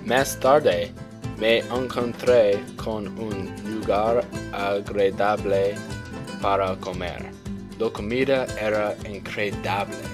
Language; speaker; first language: Spanish; non-native, learner; English